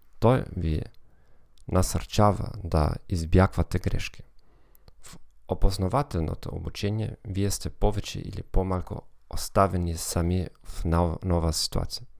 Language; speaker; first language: Bulgarian; non-native, learner; German